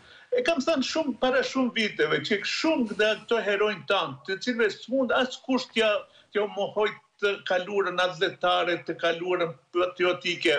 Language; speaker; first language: Albanian; native; Albanian